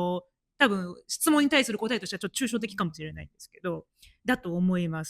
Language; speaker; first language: Japanese; native; Japanese